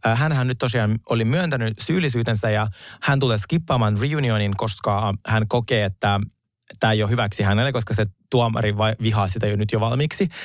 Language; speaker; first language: Finnish; early bilingual, other home language; Russian